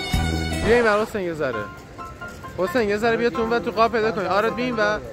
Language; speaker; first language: Persian; native; Persian